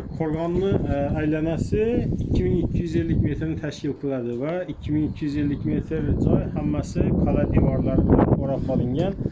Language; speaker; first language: Uzbek; native; Uzbek